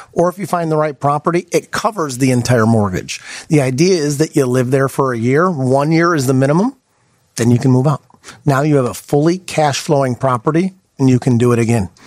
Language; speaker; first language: English; native; English